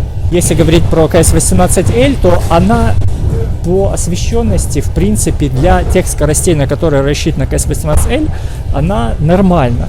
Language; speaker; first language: Russian; native; Russian